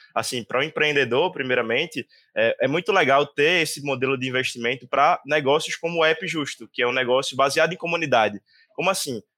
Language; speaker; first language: Portuguese; native; Portuguese